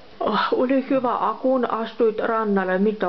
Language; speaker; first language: Finnish; non-native, local second language; Russian